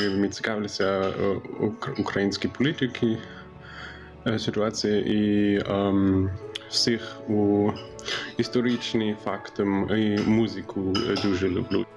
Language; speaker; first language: Ukrainian; non-native, learner; German